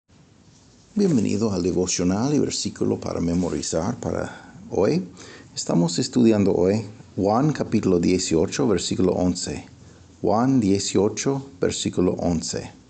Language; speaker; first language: Spanish; non-native, fluent; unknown